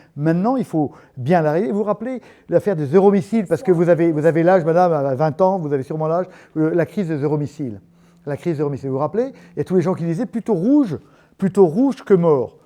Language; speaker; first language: French; native; French